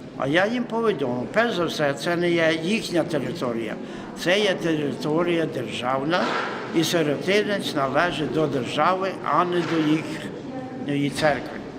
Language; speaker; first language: Ukrainian; early bilingual, heritage; Ukrainian